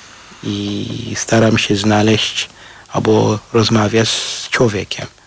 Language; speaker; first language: Polish; non-native, learner; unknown